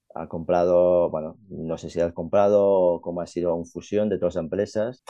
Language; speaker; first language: Spanish; non-native, fluent; Chinese